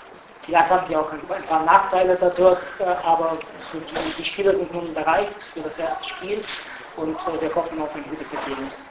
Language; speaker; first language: German; non-native, fluent; Bulgarian